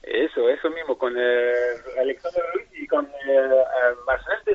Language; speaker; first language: Spanish; non-native, fluent; French